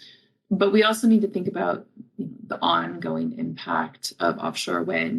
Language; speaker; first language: English; native; English